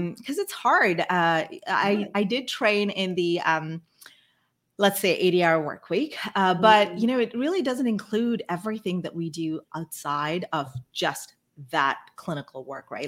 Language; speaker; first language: English; non-native, fluent; Malay